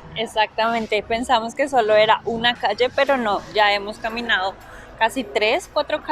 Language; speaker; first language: Spanish; native; Spanish